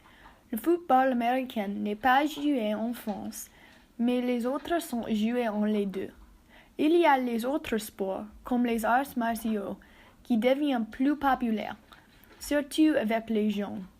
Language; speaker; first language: French; non-native, learner; English